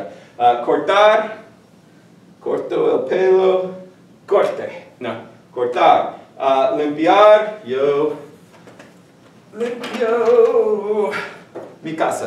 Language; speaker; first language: Spanish; non-native, fluent; English